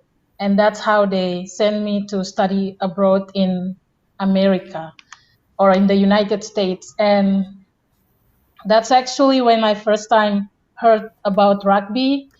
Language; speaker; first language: English; non-native, fluent; Indonesian